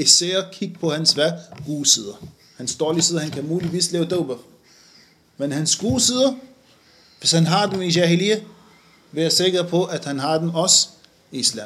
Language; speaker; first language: Danish; non-native, fluent; Arabic